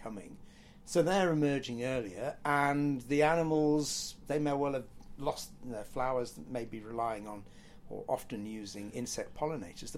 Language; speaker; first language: English; native; English